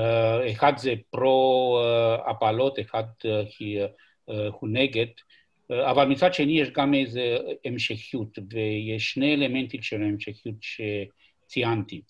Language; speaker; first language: Hebrew; non-native, fluent; Romanian